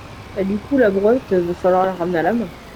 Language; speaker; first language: French; native; French